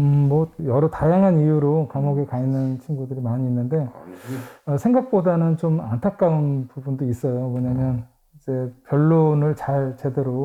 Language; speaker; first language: Korean; native; Korean